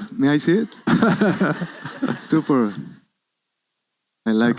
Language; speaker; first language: English; non-native, learner; Spanish